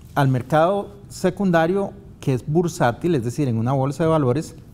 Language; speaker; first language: Spanish; native; Spanish